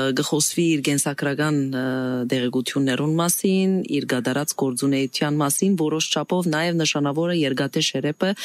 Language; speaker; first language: Armenian; native; Armenian